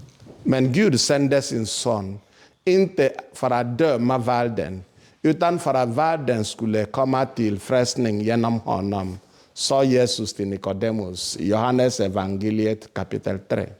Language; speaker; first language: Swedish; non-native, fluent; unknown